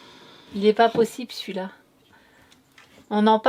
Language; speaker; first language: French; native; French